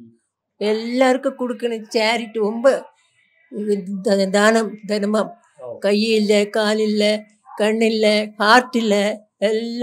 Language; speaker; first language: Tamil; non-native, learner; Malayalam